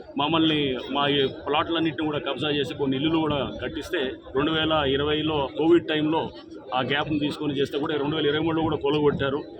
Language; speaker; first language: Telugu; native; Telugu